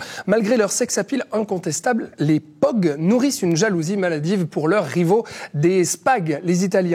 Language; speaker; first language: French; native; French